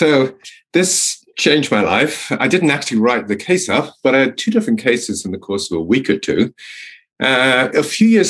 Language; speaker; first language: English; native; English